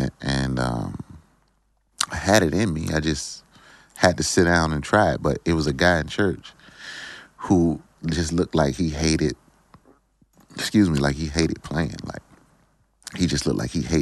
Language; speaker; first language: English; native; English